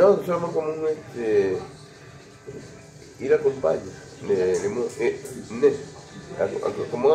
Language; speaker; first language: French; non-native, learner; Spanish